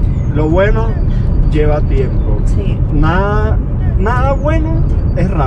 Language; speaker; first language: Spanish; native; Spanish